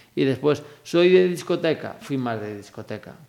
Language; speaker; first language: Spanish; native; Spanish